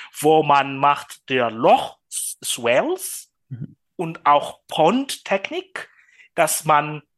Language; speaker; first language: German; non-native, learner; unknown